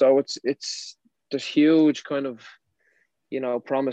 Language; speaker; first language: English; native; English